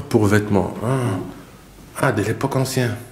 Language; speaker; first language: French; native; French